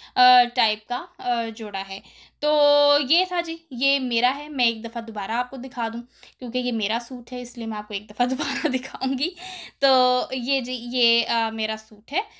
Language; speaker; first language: Urdu; native; Urdu